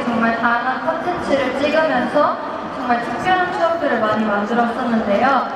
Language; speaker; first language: Korean; native; Korean